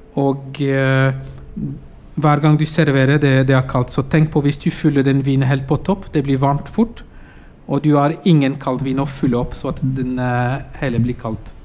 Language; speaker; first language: Norwegian; non-native, fluent; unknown